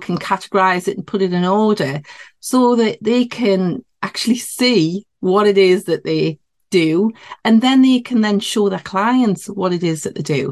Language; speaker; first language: English; native; English